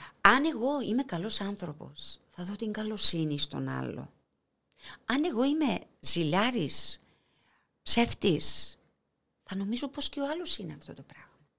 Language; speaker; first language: Greek; non-native, fluent; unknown